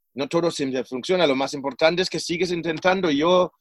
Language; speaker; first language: Spanish; non-native, fluent; German